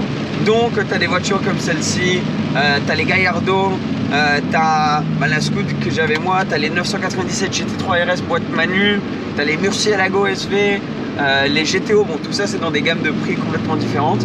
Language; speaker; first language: French; native; French